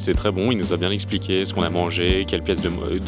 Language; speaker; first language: French; native; French